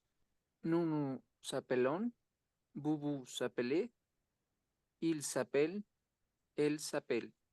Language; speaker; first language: French; non-native, learner; Spanish